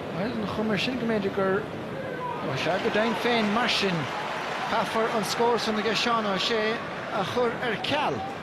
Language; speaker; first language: Irish; native; Irish